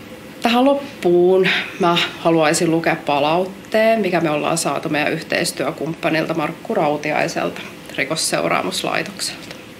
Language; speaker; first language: Finnish; native; Finnish